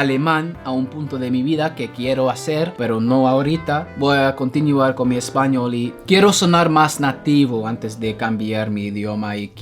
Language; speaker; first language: Spanish; non-native, fluent; English